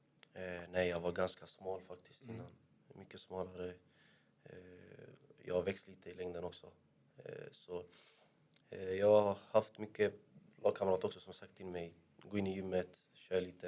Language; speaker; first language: Swedish; early bilingual, other home language; Arabic